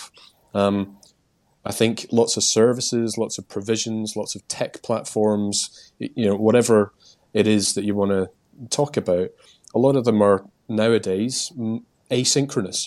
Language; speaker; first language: English; native; English